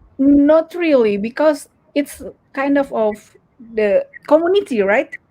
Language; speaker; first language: English; non-native, learner; Indonesian